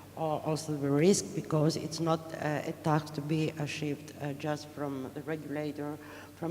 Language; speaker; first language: English; non-native, fluent; Greek